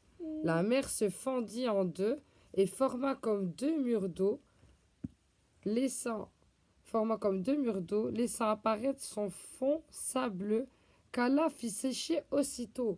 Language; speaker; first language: French; native; French